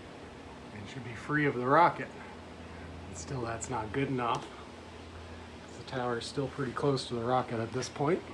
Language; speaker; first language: English; native; English